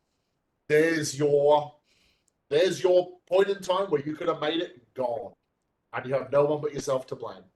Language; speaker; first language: English; native; English